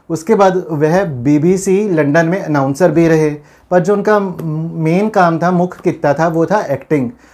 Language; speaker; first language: Hindi; non-native, local second language; Punjabi